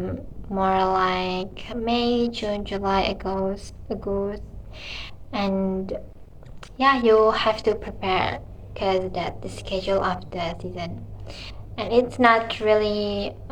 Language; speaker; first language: English; non-native, learner; Indonesian